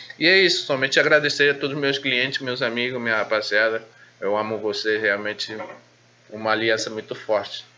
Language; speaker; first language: Portuguese; non-native, fluent; Spanish